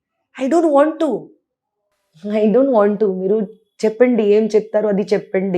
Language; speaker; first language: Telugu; non-native, local second language; Hindi